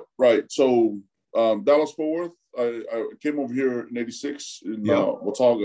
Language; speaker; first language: English; early bilingual, other home language; Tongan